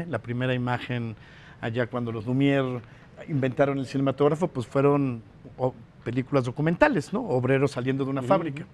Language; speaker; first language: Spanish; native; Spanish